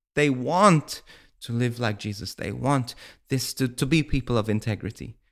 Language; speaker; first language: English; non-native, fluent; Maltese